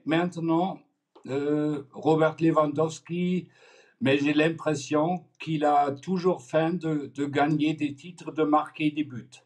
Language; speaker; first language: French; non-native, fluent; German